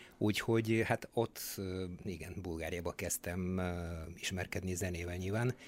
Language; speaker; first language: Hungarian; non-native, fluent; Bulgarian